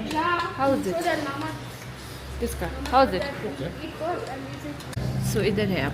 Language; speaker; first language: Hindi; non-native, local second language; Tibetan